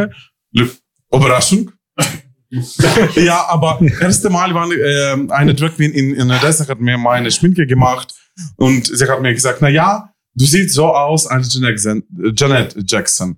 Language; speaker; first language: German; non-native, learner; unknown